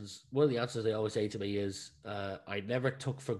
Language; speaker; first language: English; native; English